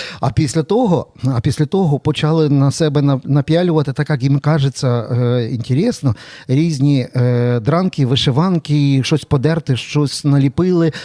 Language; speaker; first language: Ukrainian; native; Ukrainian